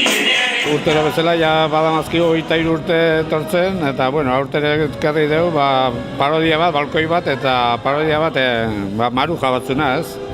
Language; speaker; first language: Basque; native; Basque